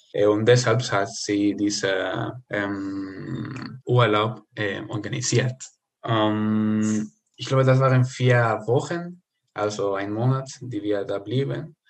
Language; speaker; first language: German; non-native, learner; Spanish